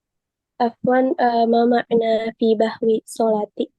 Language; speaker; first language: Arabic; non-native, learner; Indonesian